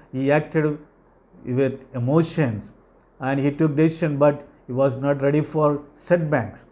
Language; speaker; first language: English; non-native, local second language; Telugu